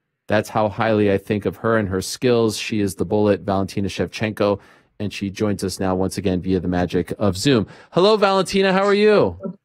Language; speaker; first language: English; native; English